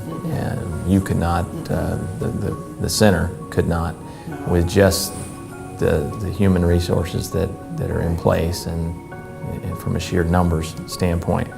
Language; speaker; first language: English; native; English